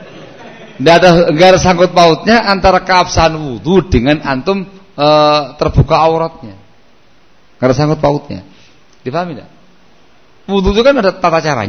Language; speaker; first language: Indonesian; non-native, local second language; Javanese